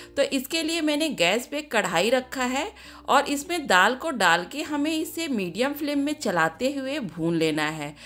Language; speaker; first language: Hindi; native; Hindi